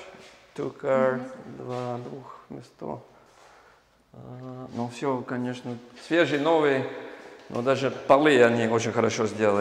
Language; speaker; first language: Russian; non-native, learner; English